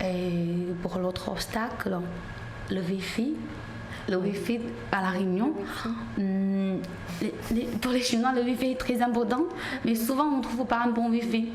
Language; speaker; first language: French; non-native, learner; Chinese